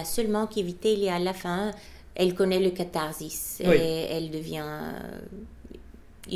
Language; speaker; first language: French; non-native, fluent; Bulgarian